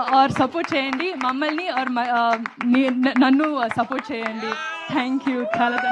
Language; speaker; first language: Telugu; non-native, learner; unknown